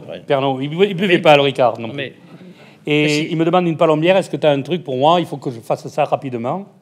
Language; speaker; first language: French; native; French